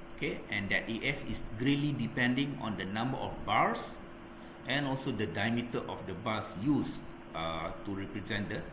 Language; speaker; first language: English; non-native, local second language; Malay